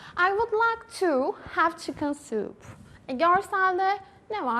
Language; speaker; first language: English; non-native, fluent; Turkish